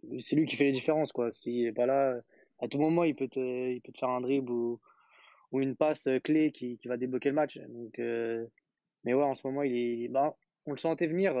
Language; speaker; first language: French; native; French